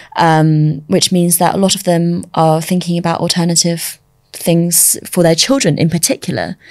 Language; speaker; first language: English; early bilingual, other home language; Chinese